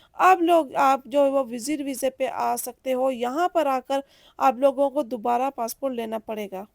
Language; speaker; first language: Urdu; native; Urdu